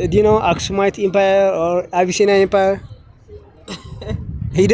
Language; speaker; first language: English; non-native, learner; Tigrinya